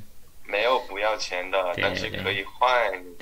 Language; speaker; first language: Chinese; non-native, learner; English